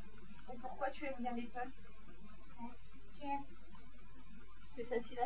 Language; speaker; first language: French; native; French